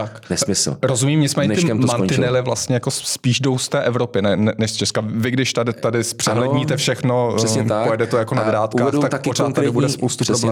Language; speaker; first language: Czech; native; Czech